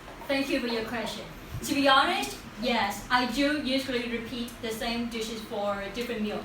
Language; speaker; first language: English; non-native, learner; Vietnamese